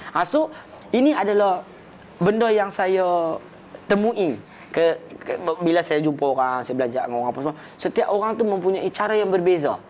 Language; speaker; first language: Malay; native; Malay